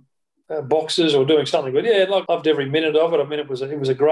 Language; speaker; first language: English; native; English